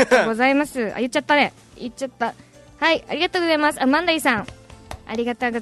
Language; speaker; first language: Japanese; native; Japanese